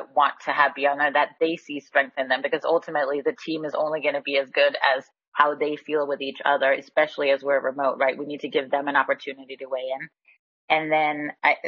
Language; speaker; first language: English; non-native, fluent; Danish